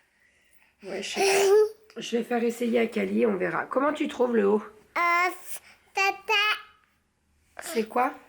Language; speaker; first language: French; native; French